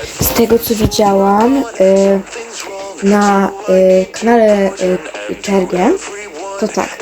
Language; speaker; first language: Polish; native; Polish